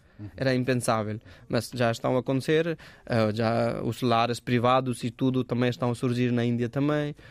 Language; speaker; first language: Portuguese; non-native, fluent; Hindi